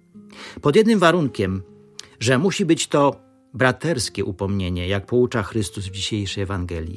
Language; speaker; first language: Polish; native; Polish